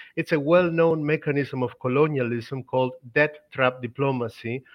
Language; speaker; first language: English; non-native, fluent; Spanish